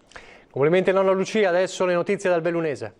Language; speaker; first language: Italian; native; Italian